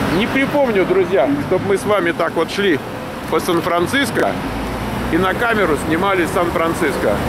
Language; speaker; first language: Russian; native; Russian